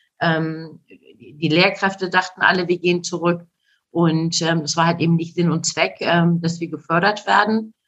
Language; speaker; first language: German; early bilingual, other home language; Turkish